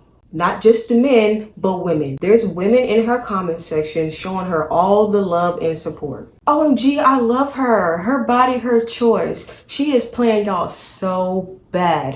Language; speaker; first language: English; native; English